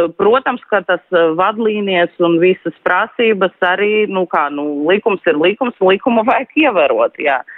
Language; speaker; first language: Latvian; non-native, local second language; Russian